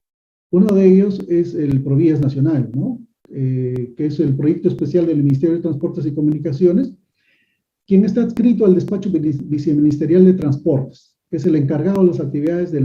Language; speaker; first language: Spanish; native; Spanish